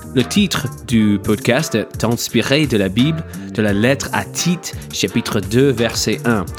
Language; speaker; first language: French; non-native, fluent; English